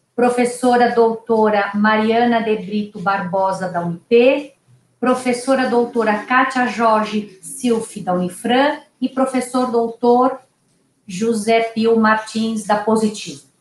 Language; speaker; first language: Portuguese; native; Portuguese